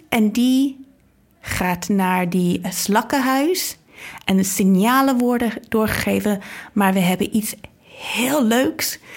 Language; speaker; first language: Dutch; non-native, fluent; English